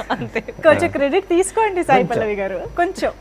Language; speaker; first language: Telugu; native; Telugu